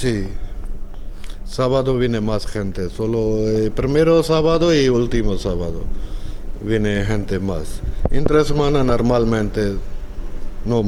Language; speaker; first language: Spanish; non-native, learner; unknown